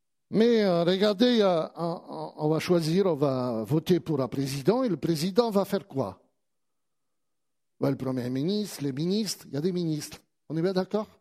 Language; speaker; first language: French; native; French